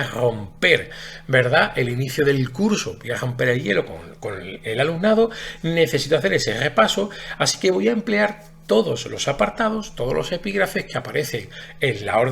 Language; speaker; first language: Spanish; native; Spanish